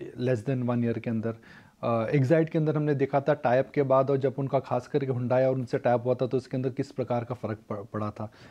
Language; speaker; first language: Hindi; native; Hindi